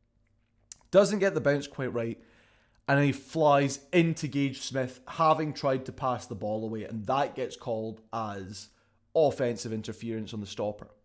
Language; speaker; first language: English; native; English